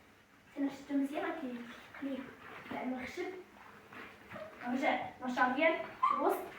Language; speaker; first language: Arabic; native; Arabic